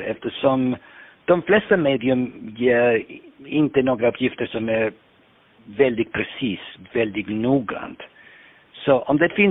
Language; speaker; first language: Swedish; non-native, fluent; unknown